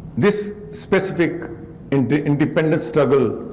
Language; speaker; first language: English; non-native, local second language; Urdu